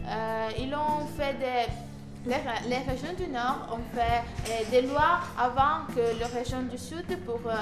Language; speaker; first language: French; non-native, learner; Italian